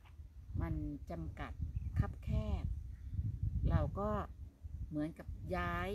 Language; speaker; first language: Thai; native; Thai